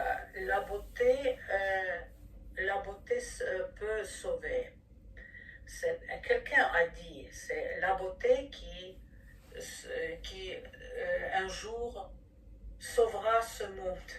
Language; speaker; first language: French; non-native, fluent; Ukrainian